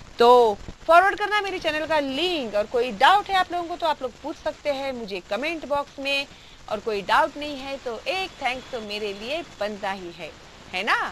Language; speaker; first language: Hindi; non-native, local second language; Marathi